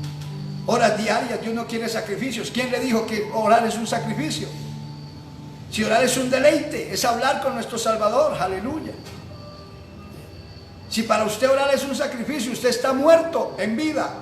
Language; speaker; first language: Spanish; native; Spanish